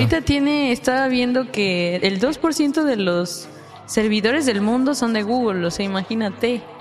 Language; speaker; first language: Spanish; native; Spanish